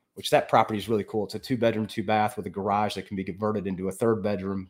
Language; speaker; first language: English; native; English